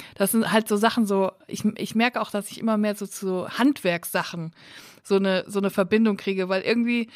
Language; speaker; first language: German; native; German